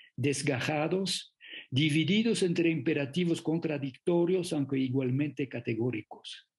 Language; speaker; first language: Spanish; non-native, fluent; French